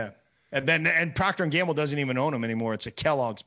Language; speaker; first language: English; native; English